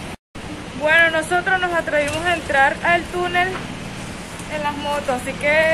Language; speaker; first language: Spanish; native; Spanish